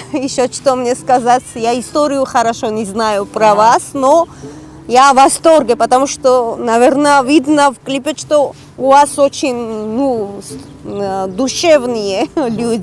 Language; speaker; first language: Russian; non-native, fluent; Georgian